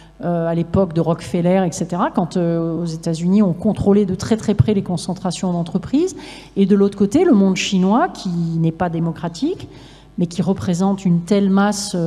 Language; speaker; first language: French; native; French